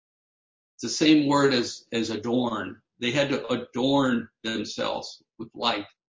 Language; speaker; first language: English; native; English